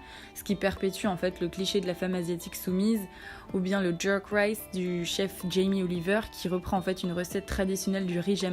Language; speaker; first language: French; native; French